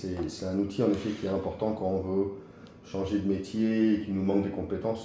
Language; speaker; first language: French; native; French